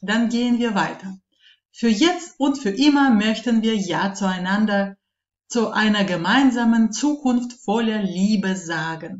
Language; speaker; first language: German; non-native, fluent; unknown